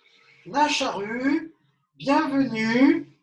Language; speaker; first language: French; native; French